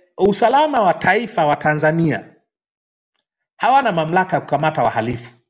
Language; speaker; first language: Swahili; non-native, local second language; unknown